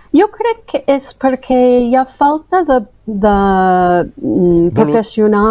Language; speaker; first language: Catalan; non-native, fluent; English